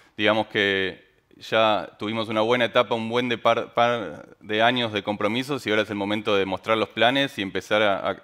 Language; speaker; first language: Spanish; native; Spanish